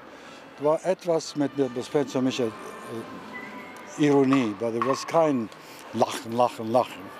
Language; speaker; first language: German; early bilingual, heritage; German